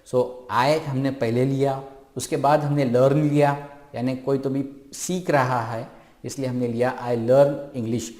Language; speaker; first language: Hindi; non-native, local second language; Marathi